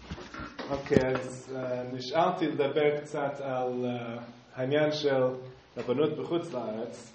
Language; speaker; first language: Hebrew; non-native, fluent; English